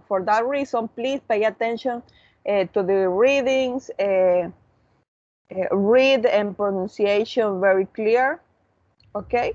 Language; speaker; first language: English; non-native, learner; Spanish